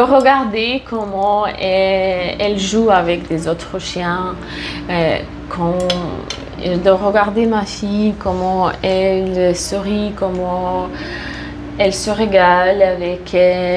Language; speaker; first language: French; non-native, fluent; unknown